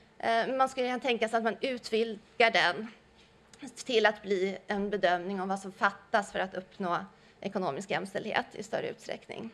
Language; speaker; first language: Swedish; native; Swedish